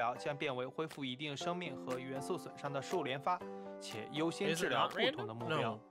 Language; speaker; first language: Chinese; native; Chinese